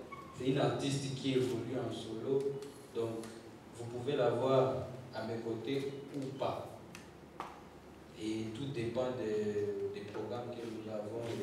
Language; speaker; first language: French; non-native, local second language; Lingala